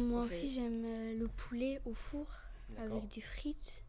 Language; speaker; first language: French; early bilingual, other home language; Arabic